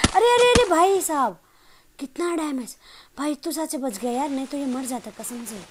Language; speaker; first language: Hindi; non-native, local second language; Nepali